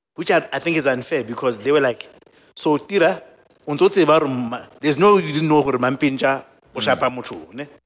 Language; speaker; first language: English; non-native, local second language; Southern Sotho